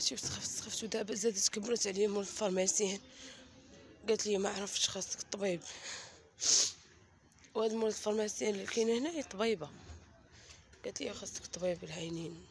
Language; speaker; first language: Arabic; native; Arabic